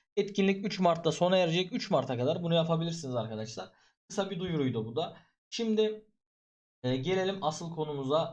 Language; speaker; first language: Turkish; native; Turkish